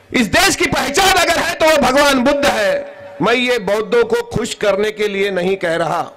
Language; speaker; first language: Hindi; non-native, local second language; Marathi